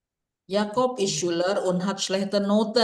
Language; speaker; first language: German; non-native, fluent; Indonesian